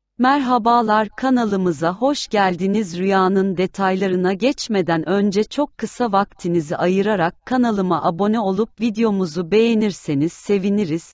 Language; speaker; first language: Turkish; native; Turkish